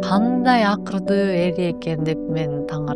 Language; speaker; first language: Kyrgyz; non-native, learner; Japanese